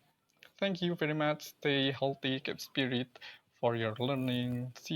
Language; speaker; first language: English; non-native, learner; Indonesian